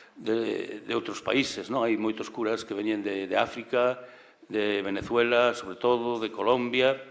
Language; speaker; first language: Galician; native; Galician